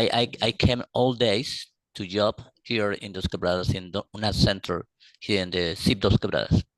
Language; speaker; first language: English; non-native, learner; Spanish